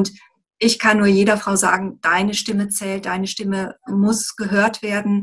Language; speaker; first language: German; native; German